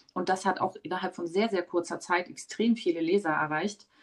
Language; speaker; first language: German; early bilingual, other home language; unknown